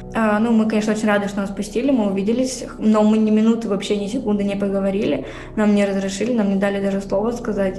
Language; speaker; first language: Russian; native; Russian